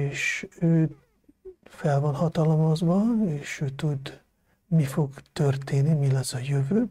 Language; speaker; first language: Hungarian; non-native, fluent; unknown